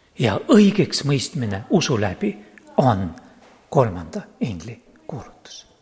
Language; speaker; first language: Estonian; non-native, local second language; Russian